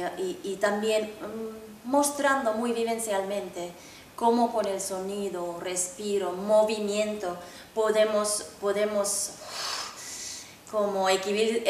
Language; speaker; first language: Spanish; non-native, fluent; Finnish